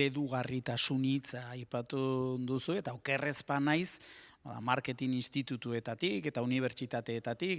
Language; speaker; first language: Basque; native; Basque